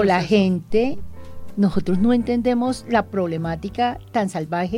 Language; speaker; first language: Spanish; native; Spanish